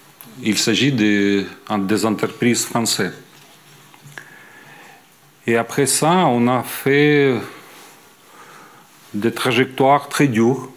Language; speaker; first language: French; non-native, fluent; Ukrainian